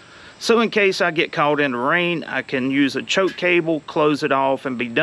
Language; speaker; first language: English; native; English